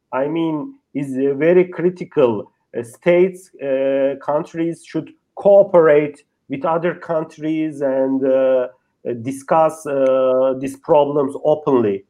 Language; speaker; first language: English; non-native, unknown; Turkish